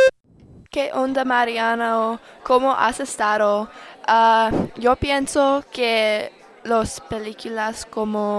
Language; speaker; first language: Spanish; non-native, learner; English